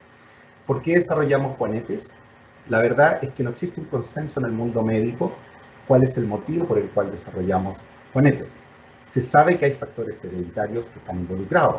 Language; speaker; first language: Spanish; native; Spanish